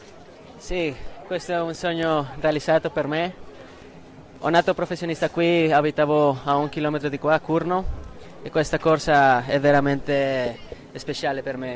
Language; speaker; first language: Italian; non-native, fluent; Spanish